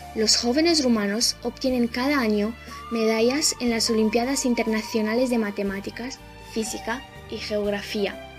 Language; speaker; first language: Spanish; non-native, fluent; Romanian